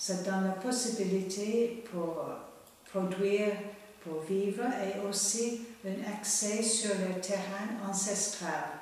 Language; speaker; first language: French; non-native, fluent; Bangla